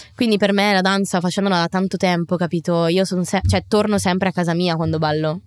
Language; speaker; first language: Italian; native; Italian